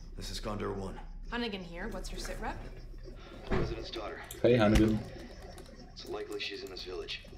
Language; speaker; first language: English; non-native, fluent; Greek